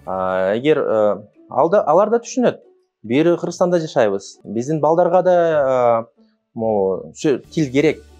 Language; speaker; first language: Kyrgyz; non-native, local second language; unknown